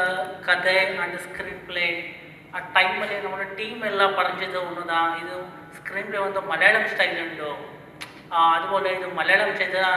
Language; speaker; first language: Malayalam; non-native, learner; Kannada